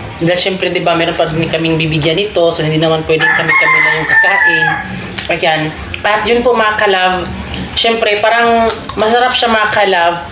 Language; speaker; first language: Filipino; non-native, local second language; Cebuano